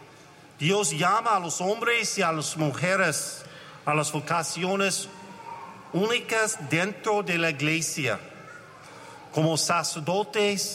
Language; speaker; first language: Spanish; non-native, learner; English